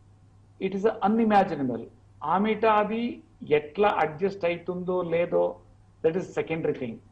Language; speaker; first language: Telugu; non-native, learner; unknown